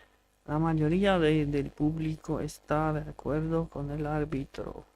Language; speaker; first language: Spanish; non-native, learner; English